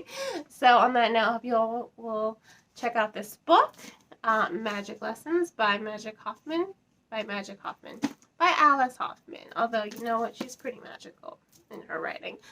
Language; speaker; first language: English; native; English